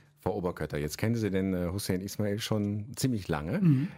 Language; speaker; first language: German; native; German